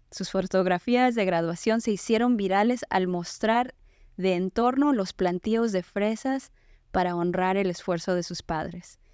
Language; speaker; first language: Spanish; native; Spanish